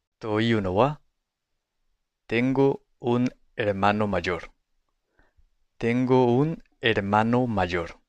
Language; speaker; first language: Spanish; non-native, fluent; Japanese